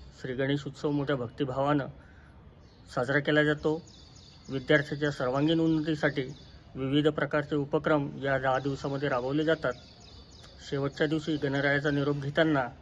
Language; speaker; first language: Marathi; native; Marathi